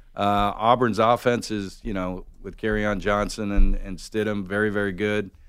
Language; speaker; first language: English; native; English